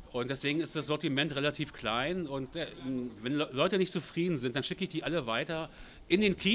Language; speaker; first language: German; native; German